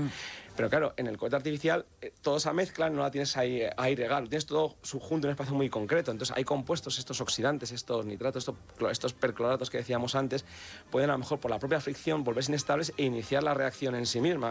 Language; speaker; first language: Spanish; native; Spanish